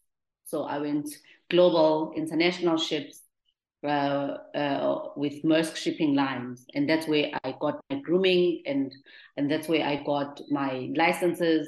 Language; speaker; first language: English; non-native, local second language; Zulu